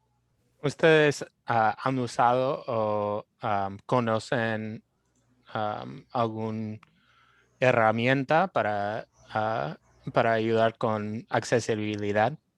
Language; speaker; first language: Spanish; non-native, fluent; English